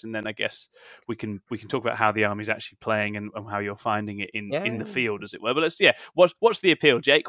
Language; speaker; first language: English; native; English